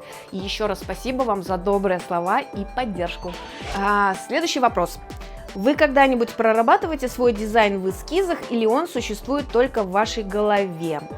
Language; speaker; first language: Russian; native; Russian